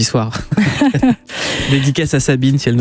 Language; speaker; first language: French; native; French